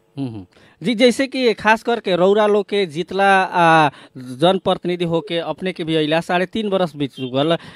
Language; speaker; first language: Bhojpuri; native; Bhojpuri